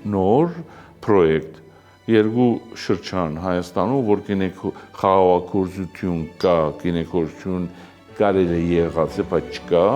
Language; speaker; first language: Armenian; early bilingual, heritage; Armenian